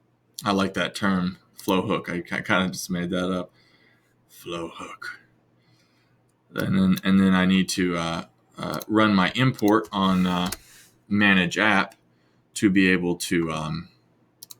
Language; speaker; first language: English; native; English